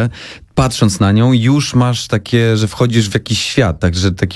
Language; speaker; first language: Polish; native; Polish